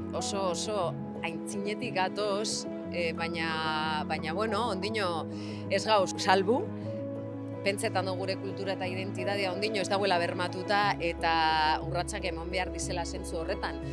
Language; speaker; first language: Basque; native; Basque